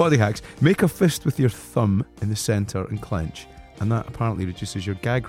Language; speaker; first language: English; native; English